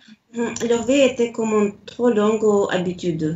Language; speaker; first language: French; non-native, learner; Russian